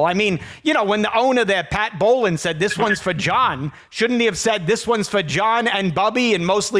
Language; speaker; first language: English; native; English